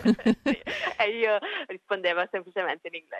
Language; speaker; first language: Italian; early bilingual, heritage; Italian